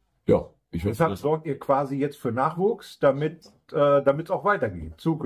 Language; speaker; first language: German; native; German